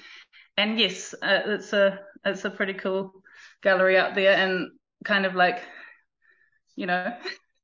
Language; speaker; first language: English; native; English